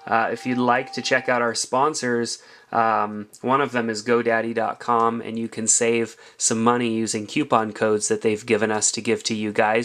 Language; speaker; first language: English; native; English